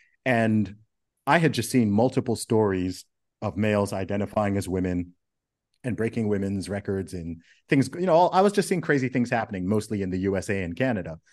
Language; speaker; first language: English; native; English